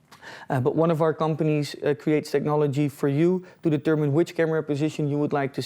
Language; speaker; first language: English; non-native, fluent; Dutch